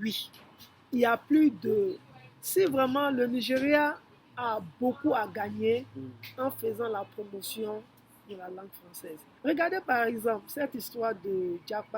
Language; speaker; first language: French; non-native, fluent; Yoruba